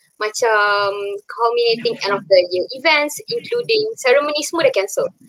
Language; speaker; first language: English; non-native, local second language; Malay